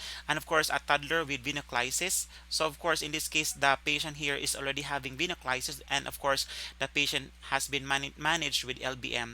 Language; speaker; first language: English; non-native, local second language; Filipino